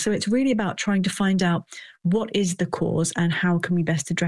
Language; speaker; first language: English; native; English